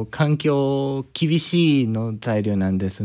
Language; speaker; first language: Japanese; non-native, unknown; Spanish